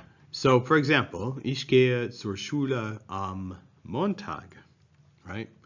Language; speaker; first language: German; non-native, fluent; English